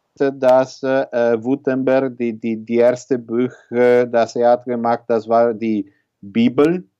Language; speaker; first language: German; non-native, learner; Italian